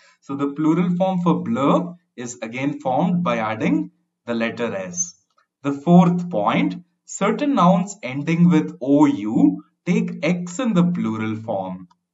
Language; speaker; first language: English; non-native, local second language; Tamil